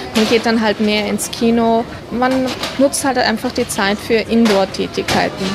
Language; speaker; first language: German; native; German